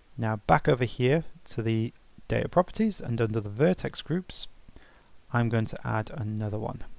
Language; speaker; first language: English; native; English